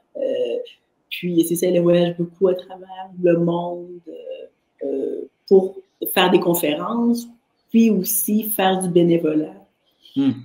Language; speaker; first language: French; native; French